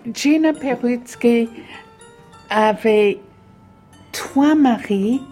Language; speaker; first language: French; non-native, fluent; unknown